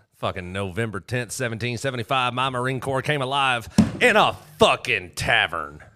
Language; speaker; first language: English; native; English